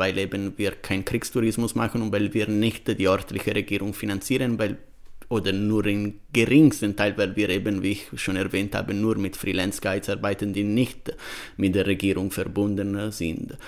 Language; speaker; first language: German; non-native, fluent; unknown